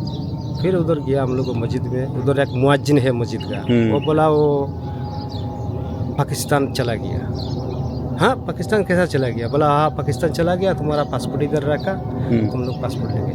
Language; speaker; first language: Hindi; non-native, learner; Bangla